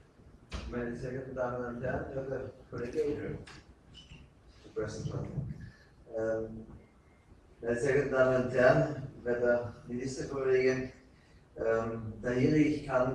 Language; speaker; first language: German; native; German